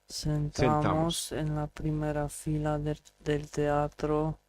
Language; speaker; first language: Spanish; non-native, learner; English